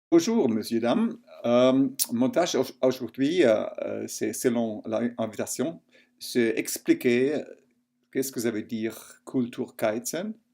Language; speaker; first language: French; non-native, fluent; German